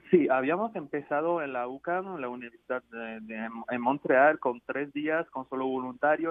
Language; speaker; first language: Spanish; non-native, fluent; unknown